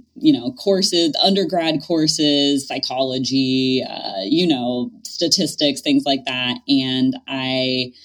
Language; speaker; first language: English; native; English